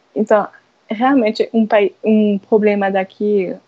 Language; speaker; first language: Portuguese; non-native, fluent; French